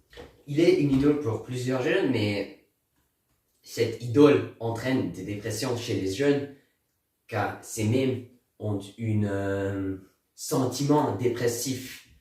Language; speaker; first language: French; non-native, learner; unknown